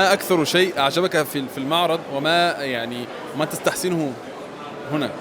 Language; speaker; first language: Arabic; native; Arabic